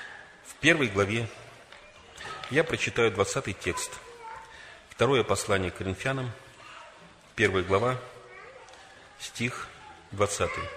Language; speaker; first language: Russian; native; Russian